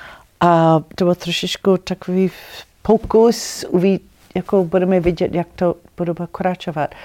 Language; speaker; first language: Czech; non-native, fluent; English